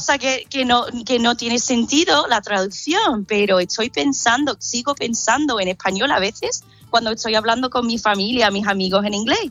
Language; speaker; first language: Spanish; non-native, fluent; English